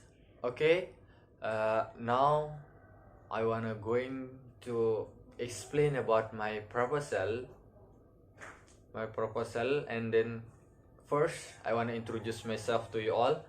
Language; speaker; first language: English; non-native, learner; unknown